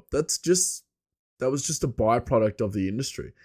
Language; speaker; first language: English; native; English